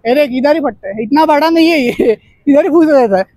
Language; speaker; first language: Hindi; non-native, local second language; Marathi